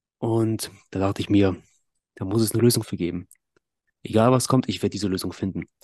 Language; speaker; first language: German; early bilingual, other home language; Russian